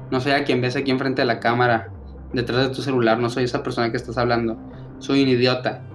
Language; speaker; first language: Spanish; early bilingual, other home language; English